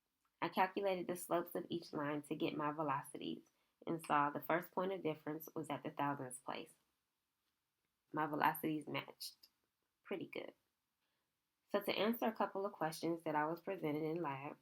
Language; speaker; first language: English; native; English